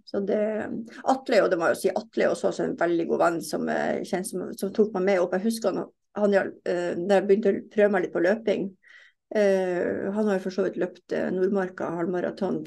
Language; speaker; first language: Norwegian; native; Norwegian